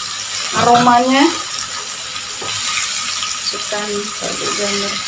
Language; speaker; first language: Indonesian; native; Indonesian